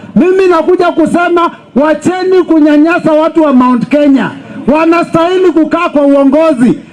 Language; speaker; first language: Swahili; non-native, local second language; Kikuyu